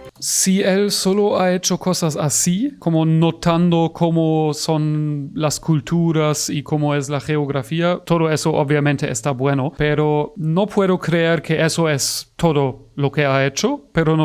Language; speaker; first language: Spanish; non-native, fluent; German